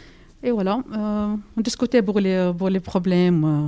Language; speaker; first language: French; non-native, learner; Arabic